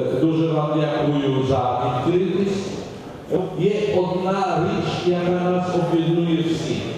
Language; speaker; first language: Polish; non-native, learner; Ukrainian